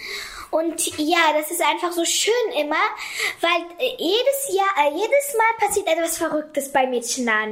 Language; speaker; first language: German; early bilingual, other home language; Kurdish